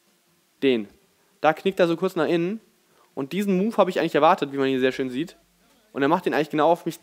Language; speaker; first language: German; native; German